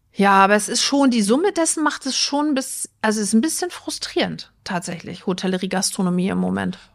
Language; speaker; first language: German; native; German